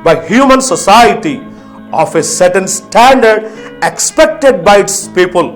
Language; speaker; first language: English; non-native, local second language; Telugu